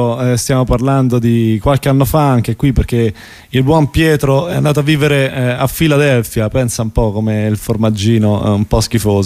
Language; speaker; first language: Italian; native; Italian